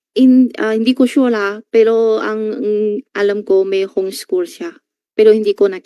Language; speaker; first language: Filipino; non-native, learner; Chinese